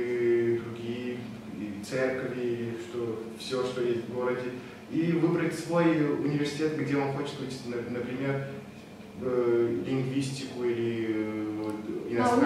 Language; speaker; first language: Russian; non-native, local second language; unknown